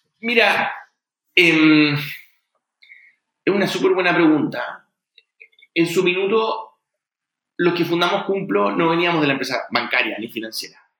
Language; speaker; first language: Spanish; native; Spanish